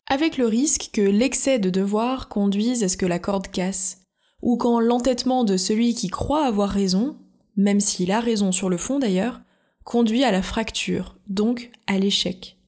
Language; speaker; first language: French; native; French